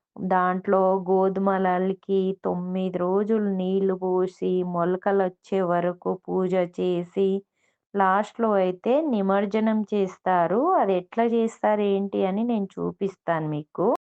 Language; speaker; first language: Telugu; non-native, local second language; Lambadi